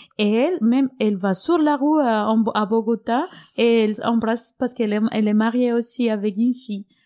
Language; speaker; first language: French; non-native, fluent; Spanish